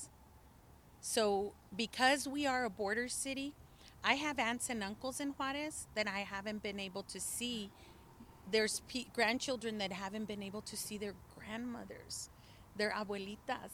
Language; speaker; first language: English; early bilingual, other home language; Spanish